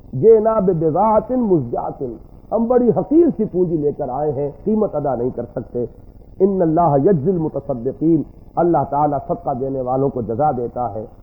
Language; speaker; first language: Urdu; native; Urdu